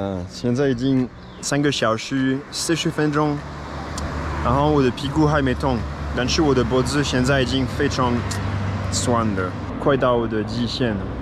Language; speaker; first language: Chinese; non-native, fluent; French